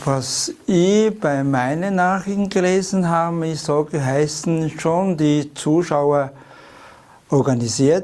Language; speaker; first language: German; non-native, fluent; Chinese